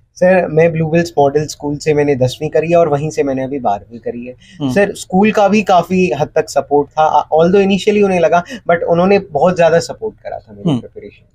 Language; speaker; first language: Hindi; native; Hindi